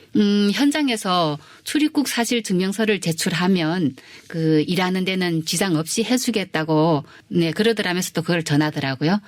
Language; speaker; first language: Korean; early bilingual, heritage; Korean